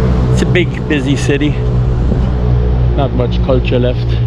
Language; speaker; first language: English; native; English